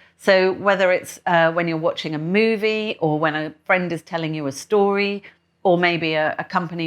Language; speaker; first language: English; native; English